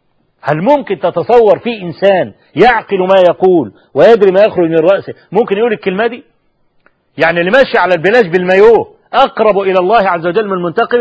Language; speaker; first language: Arabic; native; Arabic